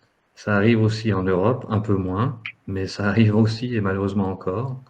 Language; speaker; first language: French; native; French